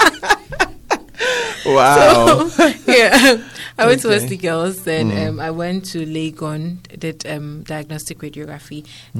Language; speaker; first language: English; non-native, local second language; Akan